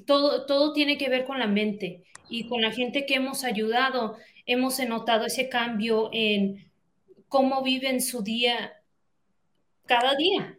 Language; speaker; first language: Spanish; early bilingual, heritage; Spanish